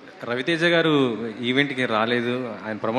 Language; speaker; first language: Telugu; native; Telugu